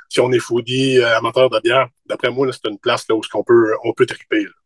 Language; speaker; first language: French; native; French